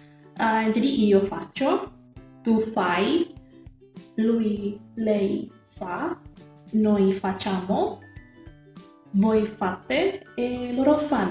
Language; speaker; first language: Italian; non-native, fluent; Indonesian